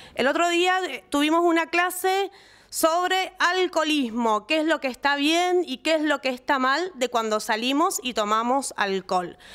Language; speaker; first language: Spanish; native; Spanish